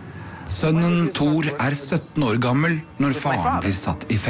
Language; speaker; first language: Norwegian; native; Norwegian